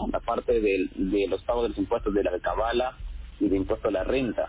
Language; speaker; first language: Spanish; native; Spanish